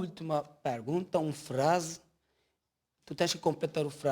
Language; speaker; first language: Portuguese; non-native, learner; Turkish